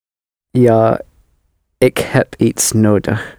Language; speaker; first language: Dutch; non-native, learner; English